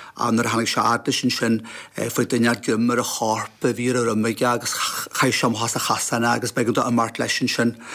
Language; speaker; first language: Irish; native; Irish